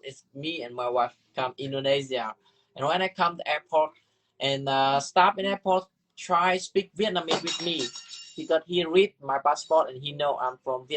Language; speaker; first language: English; non-native, learner; Vietnamese